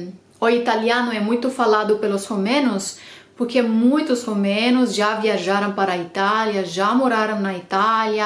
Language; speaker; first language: Portuguese; non-native, fluent; Romanian